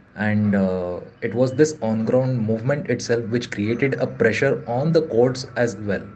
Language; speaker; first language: English; non-native, local second language; Marathi